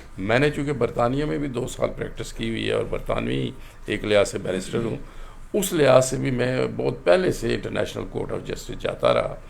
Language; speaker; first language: Urdu; non-native, local second language; Pahari-Potwari